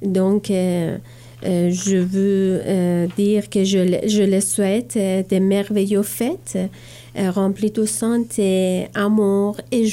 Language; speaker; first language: French; non-native, learner; Persian